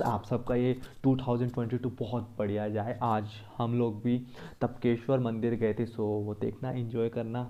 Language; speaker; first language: Hindi; native; Hindi